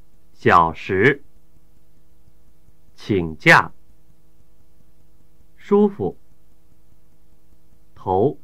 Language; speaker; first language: Chinese; native; Chinese